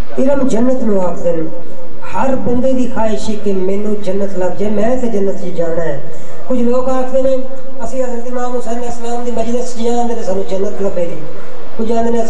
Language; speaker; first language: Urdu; non-native, local second language; Punjabi